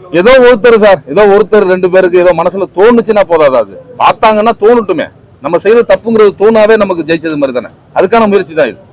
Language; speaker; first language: Tamil; native; Tamil